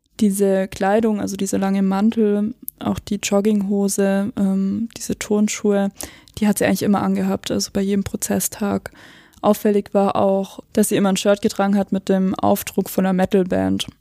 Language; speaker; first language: German; native; German